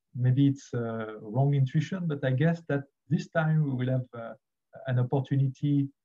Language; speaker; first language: English; non-native, fluent; French